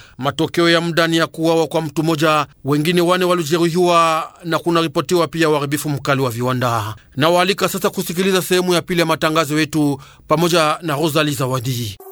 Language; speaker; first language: Swahili; native; Swahili